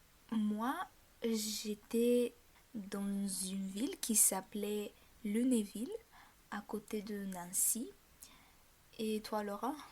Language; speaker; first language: French; non-native, fluent; Bulgarian